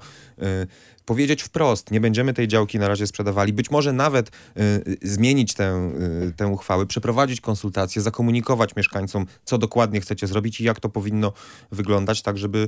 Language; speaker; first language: Polish; native; Polish